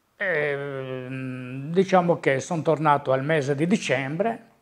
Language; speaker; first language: Italian; native; Italian